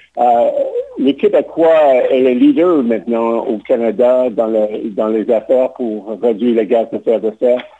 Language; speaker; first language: French; non-native, local second language; English